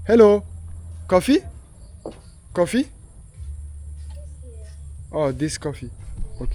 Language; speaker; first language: English; non-native, learner; French